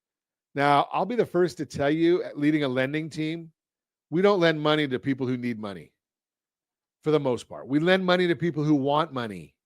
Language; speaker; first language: English; native; English